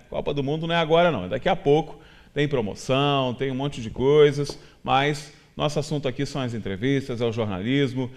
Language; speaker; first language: Portuguese; native; Portuguese